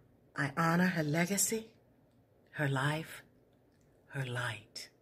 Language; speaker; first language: English; native; English